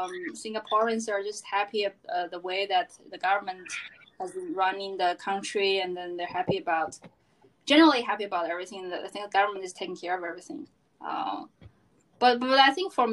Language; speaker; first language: English; non-native, fluent; Chinese